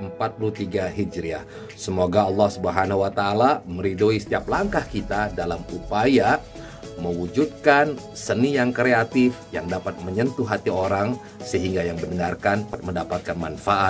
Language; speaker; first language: Indonesian; native; Indonesian